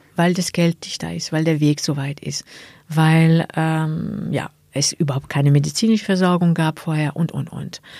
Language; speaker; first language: German; non-native, fluent; French